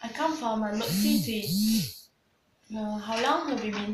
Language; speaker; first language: English; non-native, learner; Vietnamese